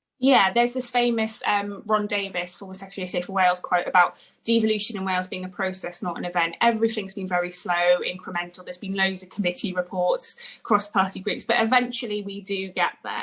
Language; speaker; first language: English; native; English